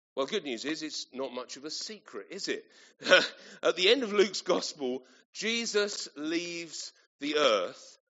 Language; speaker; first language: English; native; English